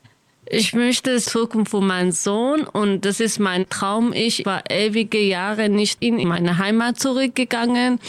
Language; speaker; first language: German; non-native, learner; Kurdish